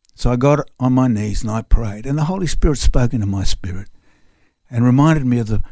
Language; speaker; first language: English; non-native, local second language; French